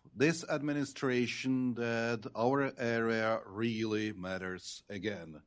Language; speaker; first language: English; non-native, fluent; Czech